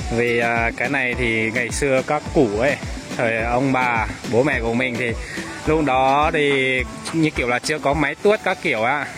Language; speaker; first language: Vietnamese; non-native, local second language; Iu Mien